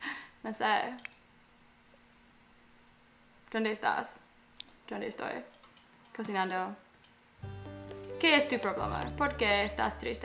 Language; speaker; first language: Spanish; non-native, learner; English